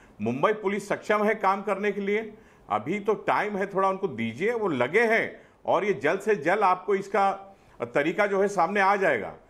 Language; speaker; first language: Hindi; native; Hindi